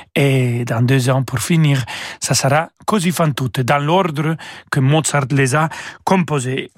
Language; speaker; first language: French; non-native, fluent; Spanish